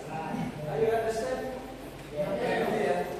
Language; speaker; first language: English; non-native, learner; Indonesian